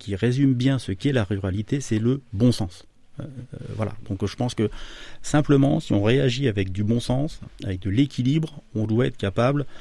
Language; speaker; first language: French; native; French